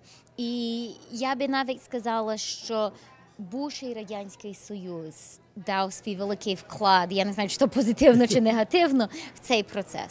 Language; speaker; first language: Ukrainian; early bilingual, heritage; Ukrainian